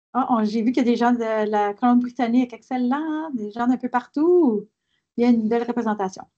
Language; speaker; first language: French; native; French